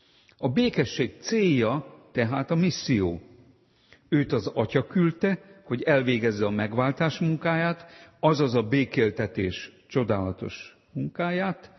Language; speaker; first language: Hungarian; native; Hungarian